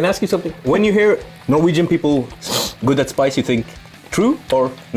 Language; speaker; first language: English; non-native, fluent; Norwegian